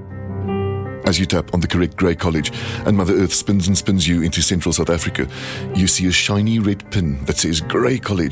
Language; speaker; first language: English; non-native, local second language; Dutch